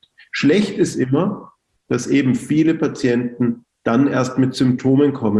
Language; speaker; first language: German; native; German